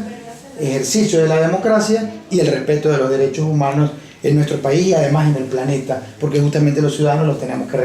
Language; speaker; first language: Spanish; native; Spanish